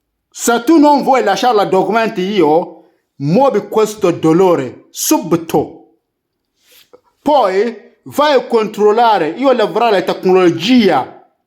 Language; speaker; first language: Italian; non-native, learner; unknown